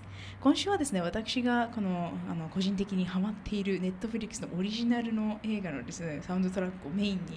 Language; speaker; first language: Japanese; native; Japanese